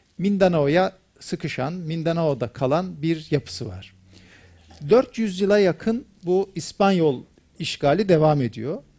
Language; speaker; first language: Turkish; native; Turkish